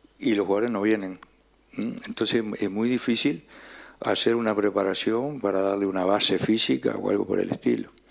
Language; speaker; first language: Spanish; native; Spanish